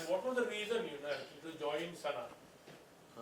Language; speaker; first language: Hindi; native; Hindi